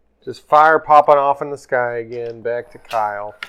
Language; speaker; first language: English; native; English